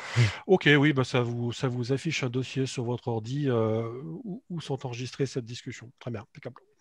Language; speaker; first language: French; native; French